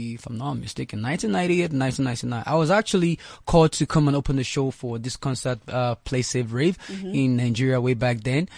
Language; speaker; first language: English; non-native, local second language; Yoruba